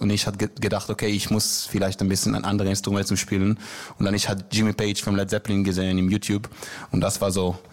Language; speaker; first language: German; non-native, learner; Hebrew